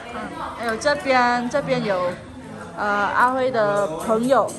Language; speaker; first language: Chinese; non-native, fluent; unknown